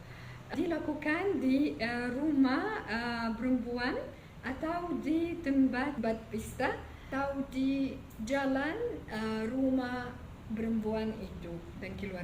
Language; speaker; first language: Indonesian; non-native, fluent; Arabic